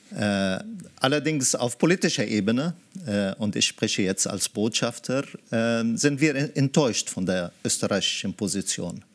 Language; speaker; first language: German; early bilingual, other home language; Arabic